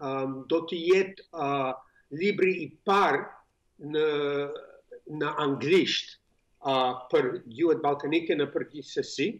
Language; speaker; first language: Albanian; non-native, fluent; English